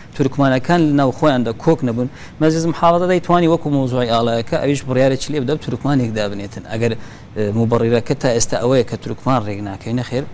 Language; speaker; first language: Central Kurdish; non-native, local second language; Azerbaijani